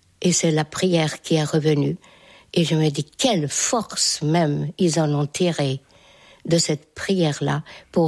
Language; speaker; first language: French; non-native, fluent; Hungarian